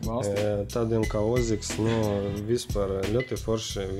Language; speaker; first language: Latvian; non-native, local second language; Russian